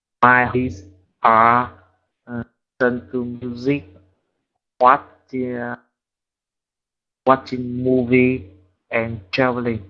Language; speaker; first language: English; non-native, learner; Vietnamese